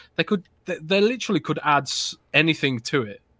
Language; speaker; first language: English; native; English